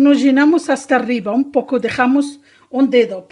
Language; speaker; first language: Spanish; non-native, learner; Arabic